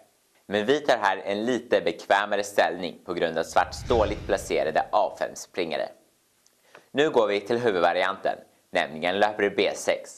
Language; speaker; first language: Swedish; native; Swedish